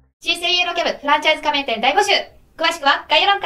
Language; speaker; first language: Japanese; native; Japanese